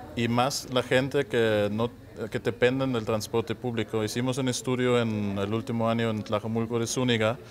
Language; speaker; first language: Spanish; non-native, fluent; German